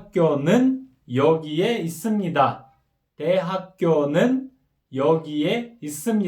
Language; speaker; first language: Korean; non-native, fluent; Kyrgyz